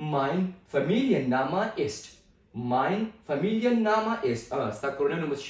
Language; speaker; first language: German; non-native, fluent; Pashto